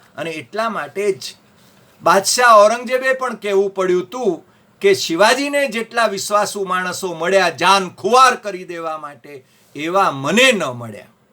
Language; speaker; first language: Gujarati; native; Gujarati